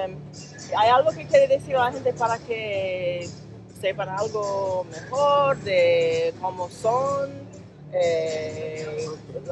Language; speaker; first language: Spanish; non-native, learner; English